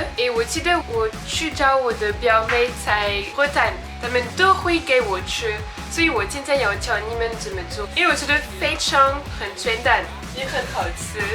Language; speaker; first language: Chinese; non-native, fluent; French